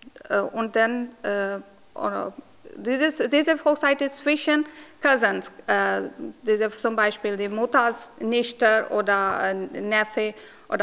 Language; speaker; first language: German; non-native, learner; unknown